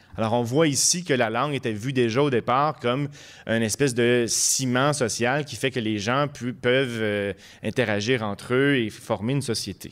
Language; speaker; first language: French; native; French